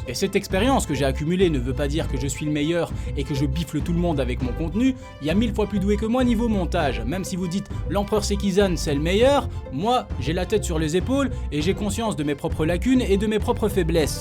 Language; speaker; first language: French; native; French